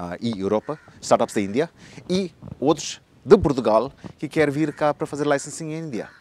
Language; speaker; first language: Portuguese; non-native, learner; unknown